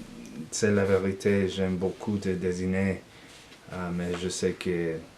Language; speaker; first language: French; non-native, learner; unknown